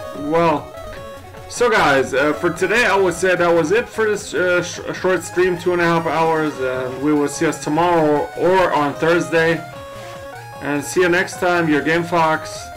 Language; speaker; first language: English; non-native, fluent; German